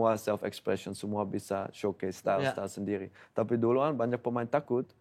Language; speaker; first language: Indonesian; non-native, fluent; Dutch